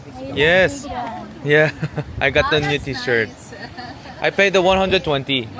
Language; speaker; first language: English; non-native, learner; Korean